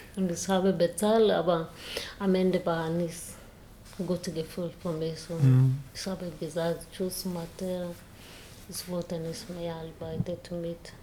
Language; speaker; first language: German; non-native, learner; Swahili